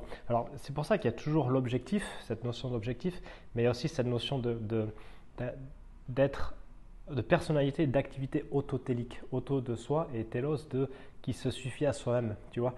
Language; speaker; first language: French; native; French